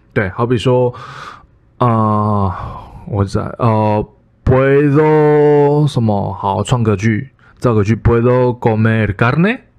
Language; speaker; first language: Chinese; early bilingual, heritage; Chinese